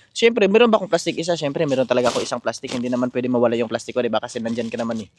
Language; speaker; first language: Filipino; native; Filipino